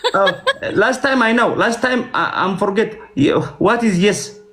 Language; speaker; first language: English; non-native, learner; Oromo